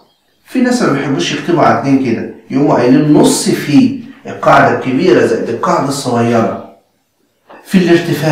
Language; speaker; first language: Arabic; native; Arabic